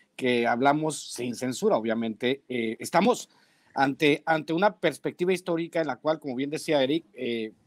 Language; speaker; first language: Spanish; native; Spanish